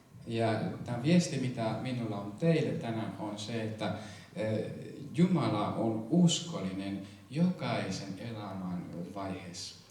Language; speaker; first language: Finnish; non-native, fluent; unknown